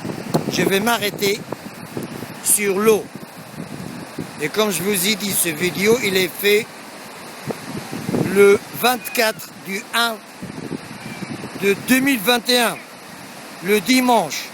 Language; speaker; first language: French; non-native, local second language; Arabic